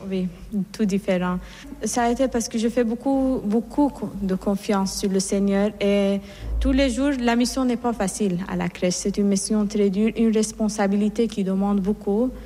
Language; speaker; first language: French; non-native, fluent; Persian